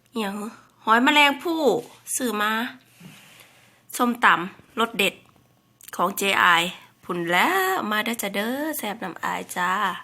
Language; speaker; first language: Thai; native; Thai